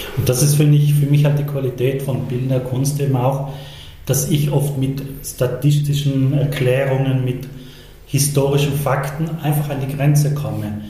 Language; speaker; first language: German; native; German